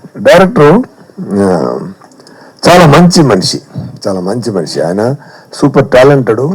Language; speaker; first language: Telugu; non-native, fluent; Tamil